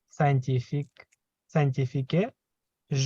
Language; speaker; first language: French; non-native, learner; Russian